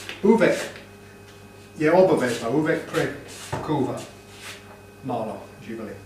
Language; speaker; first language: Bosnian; non-native, learner; English